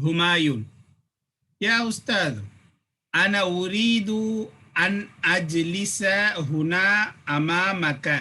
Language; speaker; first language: Arabic; non-native, fluent; Tamil